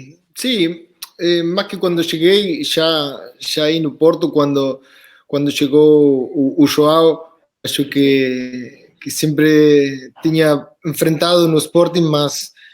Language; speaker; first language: Portuguese; non-native, fluent; Spanish